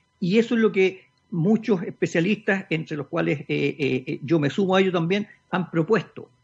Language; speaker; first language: Spanish; native; Spanish